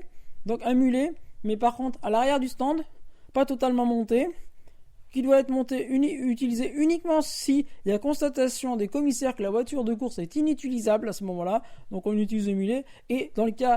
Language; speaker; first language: French; native; French